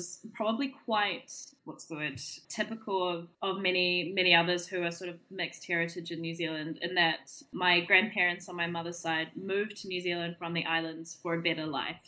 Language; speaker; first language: English; native; English